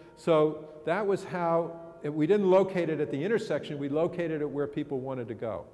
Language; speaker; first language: English; native; English